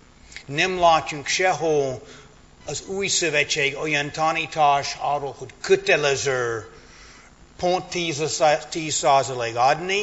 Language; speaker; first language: Hungarian; non-native, fluent; English